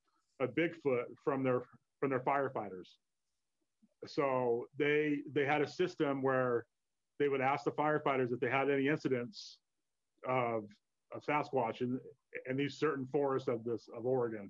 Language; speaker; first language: English; native; English